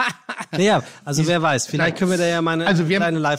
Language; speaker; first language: German; native; German